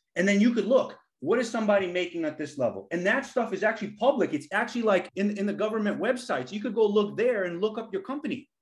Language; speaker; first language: English; native; English